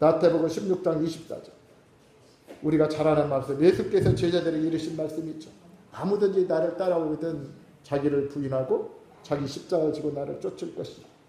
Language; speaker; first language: Korean; native; Korean